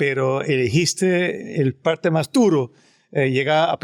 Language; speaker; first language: Spanish; non-native, fluent; Danish